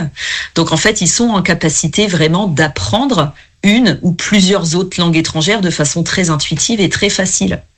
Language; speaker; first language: French; native; French